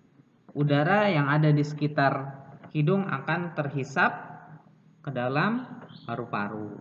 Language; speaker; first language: Indonesian; native; Indonesian